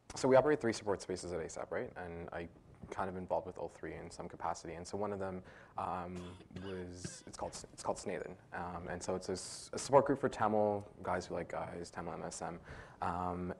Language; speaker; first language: English; native; English